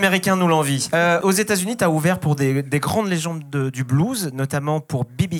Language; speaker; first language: French; native; French